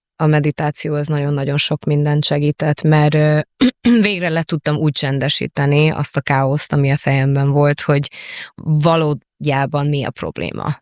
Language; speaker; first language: Hungarian; early bilingual, heritage; Hungarian